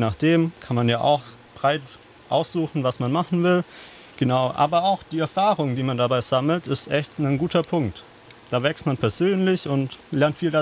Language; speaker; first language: German; native; German